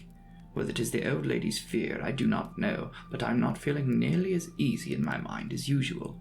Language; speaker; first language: English; native; English